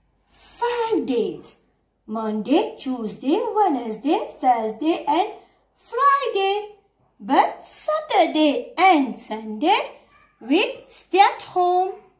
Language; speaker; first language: English; non-native, local second language; Morisyen